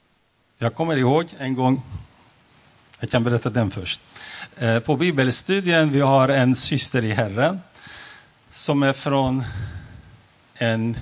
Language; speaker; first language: Swedish; non-native, fluent; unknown